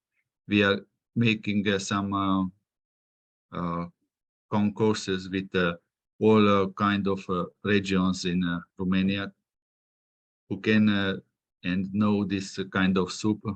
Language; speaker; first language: English; non-native, fluent; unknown